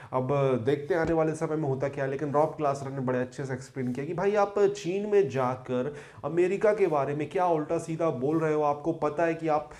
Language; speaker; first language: Hindi; native; Hindi